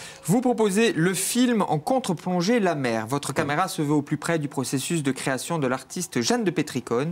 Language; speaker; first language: French; native; French